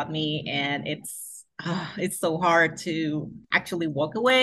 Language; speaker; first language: English; non-native, fluent; Spanish